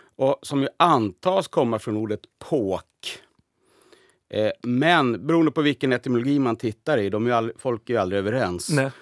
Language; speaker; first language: Swedish; native; Swedish